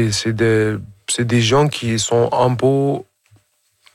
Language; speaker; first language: French; non-native, fluent; Arabic